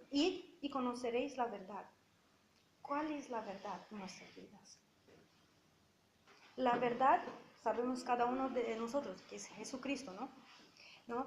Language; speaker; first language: Spanish; non-native, fluent; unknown